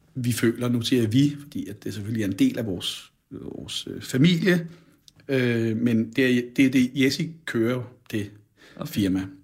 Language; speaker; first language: Danish; native; Danish